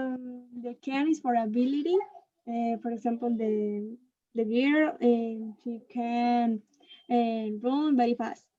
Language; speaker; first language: English; non-native, learner; Spanish